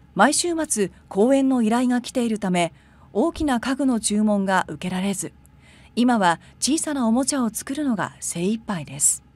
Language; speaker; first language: Japanese; native; Japanese